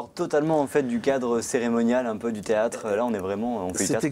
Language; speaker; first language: French; native; French